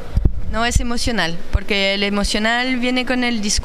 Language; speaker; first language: Spanish; non-native, learner; French